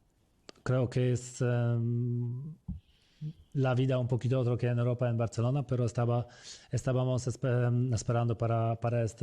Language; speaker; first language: Spanish; non-native, fluent; Polish